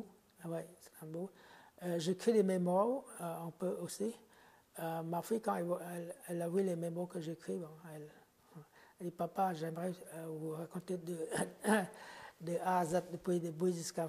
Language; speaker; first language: French; non-native, fluent; Khmer